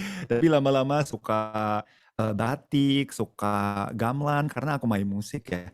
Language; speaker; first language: Indonesian; non-native, fluent; Japanese